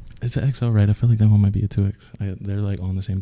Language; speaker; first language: English; native; English